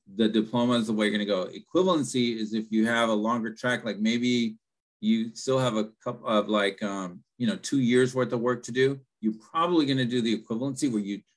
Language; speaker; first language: English; early bilingual, other home language; Spanish